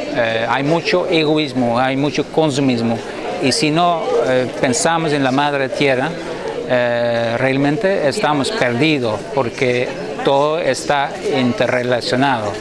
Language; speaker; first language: Spanish; non-native, fluent; Dutch